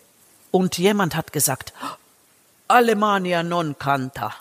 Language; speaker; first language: German; non-native, fluent; Finnish